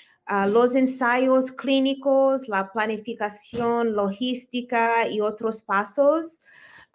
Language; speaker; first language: Spanish; early bilingual, heritage; Spanish